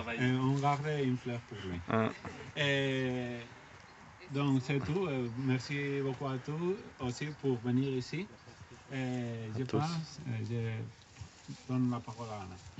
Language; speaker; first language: French; non-native, learner; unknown